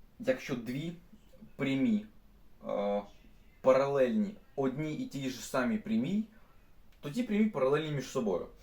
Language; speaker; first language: Ukrainian; non-native, local second language; Russian